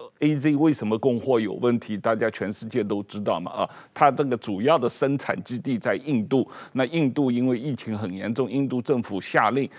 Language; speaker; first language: Chinese; native; Chinese